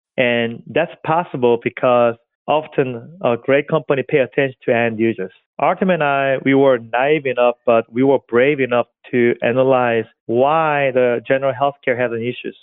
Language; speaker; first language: English; non-native, fluent; Korean